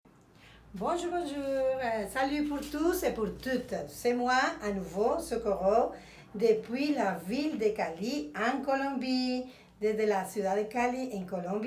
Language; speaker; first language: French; non-native, fluent; Spanish